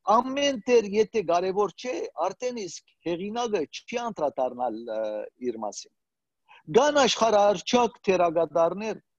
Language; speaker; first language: Armenian; early bilingual, heritage; Armenian